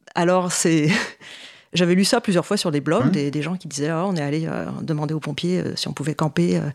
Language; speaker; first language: French; native; French